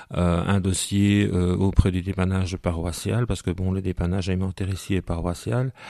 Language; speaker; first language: French; native; French